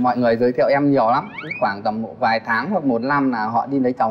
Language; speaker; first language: Vietnamese; native; Vietnamese